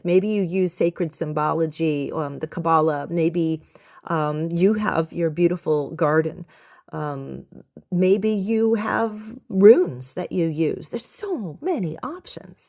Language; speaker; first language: English; native; English